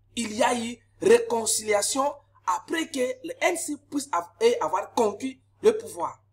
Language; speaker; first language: French; non-native, local second language; Lingala